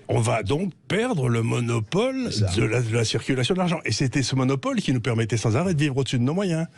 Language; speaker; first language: French; native; French